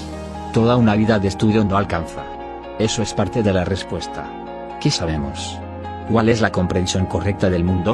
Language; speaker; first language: Spanish; native; Spanish